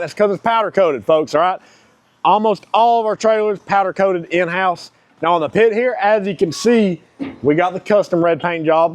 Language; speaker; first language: English; native; English